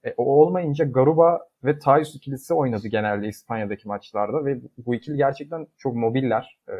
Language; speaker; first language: Turkish; native; Turkish